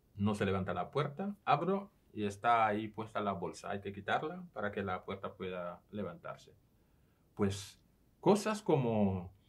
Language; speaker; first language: Spanish; non-native, fluent; Serer